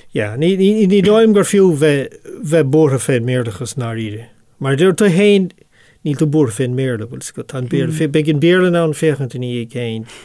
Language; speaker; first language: Irish; non-native, local second language; English